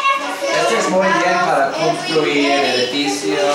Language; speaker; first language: Spanish; non-native, learner; English